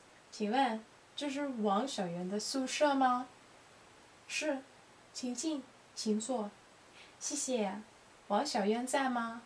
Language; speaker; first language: Chinese; non-native, learner; English